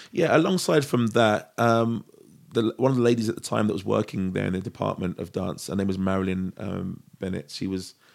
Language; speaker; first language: English; native; English